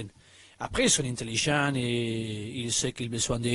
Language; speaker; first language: French; non-native, learner; Spanish